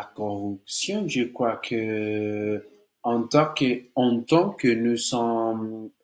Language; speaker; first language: French; non-native, learner; Spanish